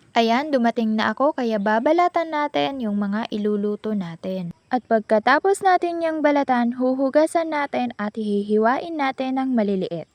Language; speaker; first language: Filipino; non-native, local second language; Maranao